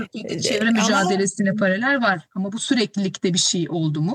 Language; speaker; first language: Turkish; native; Turkish